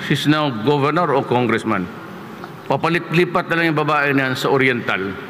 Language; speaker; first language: Filipino; non-native, local second language; Cebuano